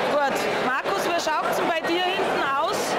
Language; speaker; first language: German; native; German